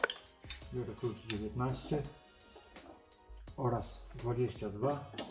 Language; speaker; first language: Polish; native; Polish